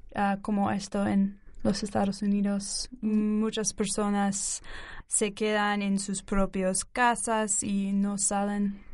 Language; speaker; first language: Spanish; non-native, learner; English